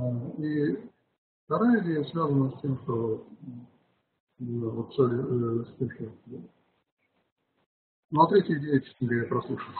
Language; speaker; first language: Russian; native; Russian